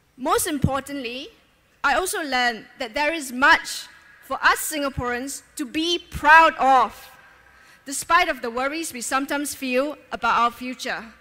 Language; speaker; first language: English; native; English